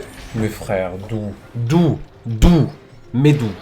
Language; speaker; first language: French; native; French